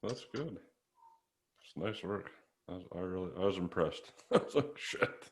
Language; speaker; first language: English; native; English